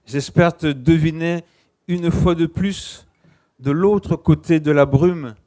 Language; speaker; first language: French; native; French